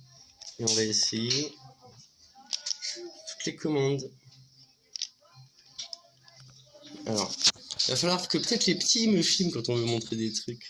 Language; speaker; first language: French; native; French